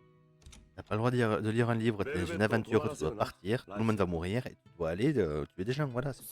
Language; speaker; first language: French; native; French